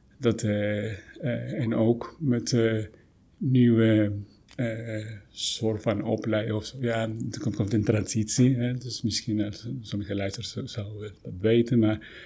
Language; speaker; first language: Dutch; non-native, fluent; Spanish